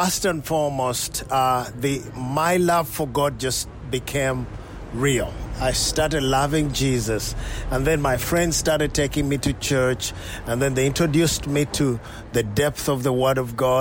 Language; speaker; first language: English; non-native, local second language; Ganda